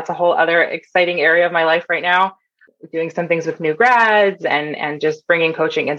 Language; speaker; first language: English; native; English